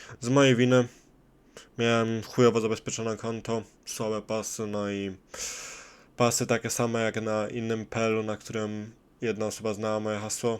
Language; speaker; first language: Polish; native; Polish